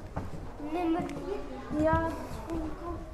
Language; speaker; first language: Dutch; early bilingual, other home language; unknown